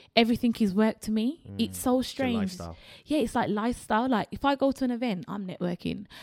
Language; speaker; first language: English; native; English